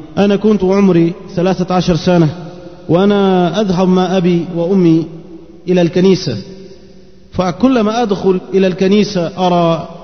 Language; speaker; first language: Arabic; non-native, fluent; Portuguese